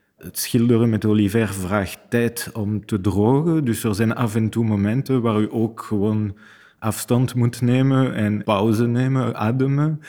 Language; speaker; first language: Dutch; non-native, fluent; French